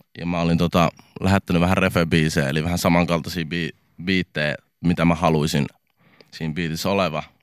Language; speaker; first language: Finnish; native; Finnish